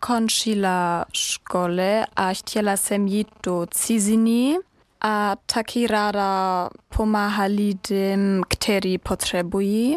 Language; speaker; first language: Czech; non-native, learner; German